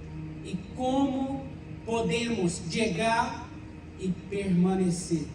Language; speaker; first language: Spanish; non-native, fluent; Portuguese